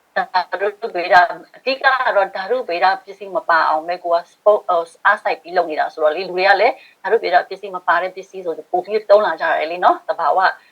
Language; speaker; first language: Burmese; non-native, local second language; Shan